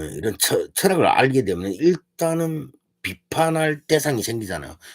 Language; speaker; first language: Korean; early bilingual, heritage; Korean